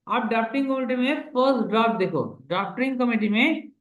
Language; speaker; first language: Hindi; non-native, local second language; Bangla